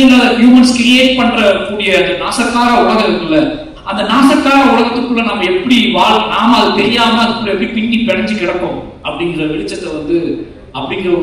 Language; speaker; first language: Tamil; native; Tamil